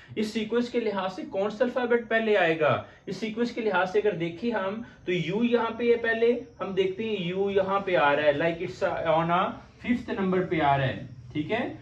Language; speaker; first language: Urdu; native; Urdu